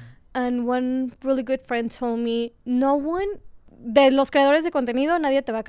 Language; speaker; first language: Spanish; early bilingual, heritage; Spanish